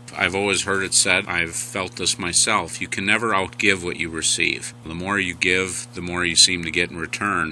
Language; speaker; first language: English; native; English